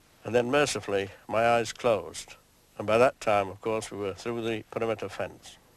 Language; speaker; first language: English; native; English